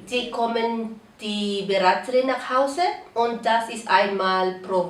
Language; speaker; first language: German; non-native, learner; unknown